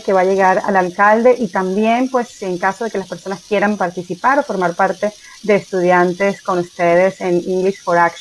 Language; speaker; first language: Spanish; native; Spanish